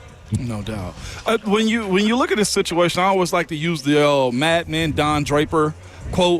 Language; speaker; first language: English; native; English